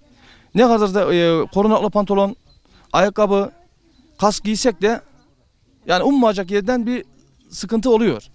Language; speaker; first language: Turkish; native; Turkish